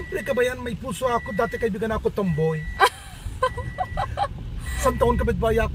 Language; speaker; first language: Filipino; non-native, learner; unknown